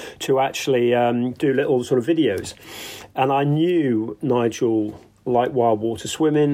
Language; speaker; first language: English; native; English